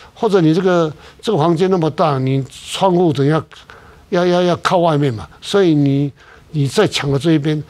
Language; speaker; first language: Chinese; native; Chinese